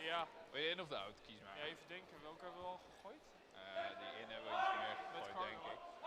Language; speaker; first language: Dutch; native; Dutch